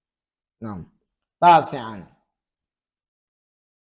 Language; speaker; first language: Arabic; non-native, fluent; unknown